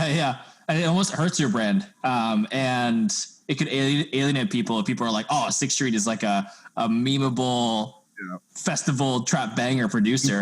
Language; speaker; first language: English; native; English